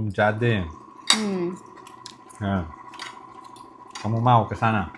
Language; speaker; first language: Indonesian; non-native, learner; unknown